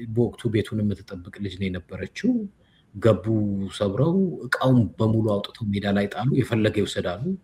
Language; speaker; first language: Amharic; native; Amharic